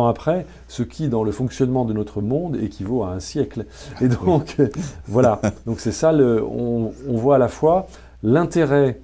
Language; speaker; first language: French; native; French